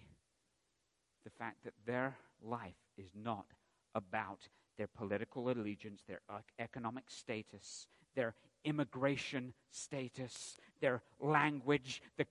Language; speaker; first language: English; native; English